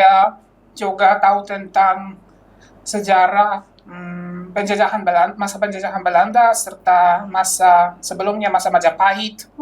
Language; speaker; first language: Indonesian; non-native, fluent; Polish